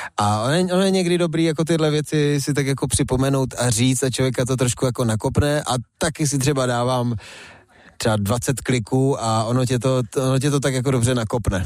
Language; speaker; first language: Czech; early bilingual, other home language; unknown